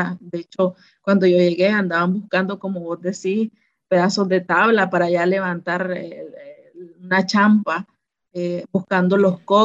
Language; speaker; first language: Spanish; native; Spanish